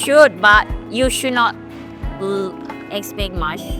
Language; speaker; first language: English; non-native, learner; Thai